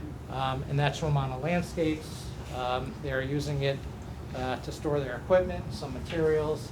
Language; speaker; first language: English; native; English